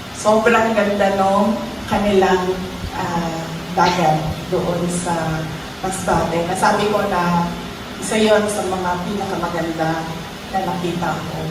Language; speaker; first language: Filipino; non-native, local second language; Cebuano